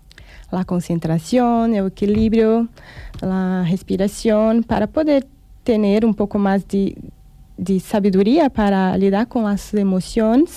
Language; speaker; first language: Spanish; non-native, learner; Portuguese